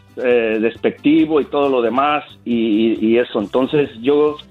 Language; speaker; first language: Spanish; native; Spanish